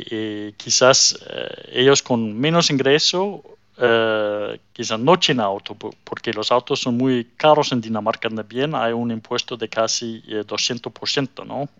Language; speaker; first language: Spanish; non-native, fluent; Danish